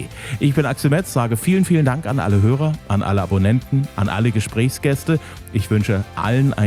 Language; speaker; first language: German; native; German